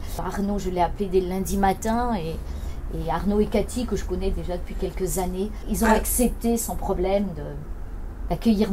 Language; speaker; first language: French; native; French